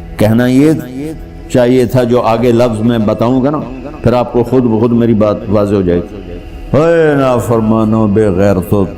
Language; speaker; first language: Urdu; non-native, local second language; Punjabi